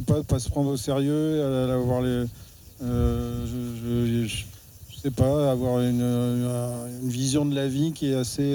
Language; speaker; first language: French; native; French